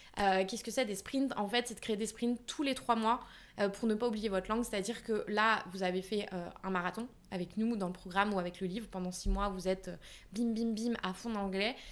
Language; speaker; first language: French; native; French